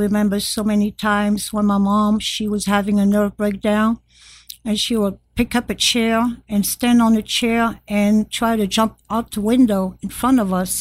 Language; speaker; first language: English; non-native, fluent; French